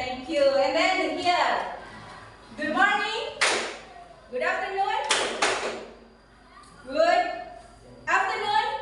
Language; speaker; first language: English; non-native, learner; Indonesian